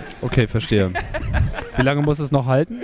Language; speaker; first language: German; native; German